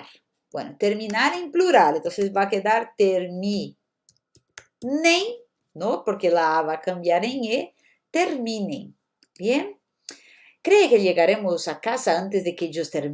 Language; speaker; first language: Spanish; non-native, fluent; Portuguese